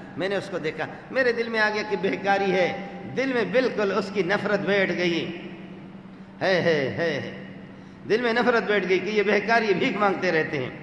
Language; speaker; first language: Urdu; non-native, local second language; Baluchi